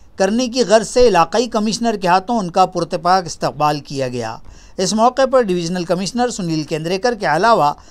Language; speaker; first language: Urdu; native; Urdu